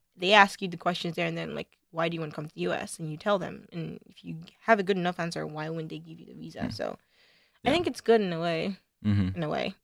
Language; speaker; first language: English; non-native, local second language; Igbo